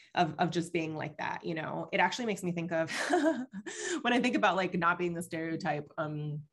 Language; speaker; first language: English; early bilingual, other home language; Spanish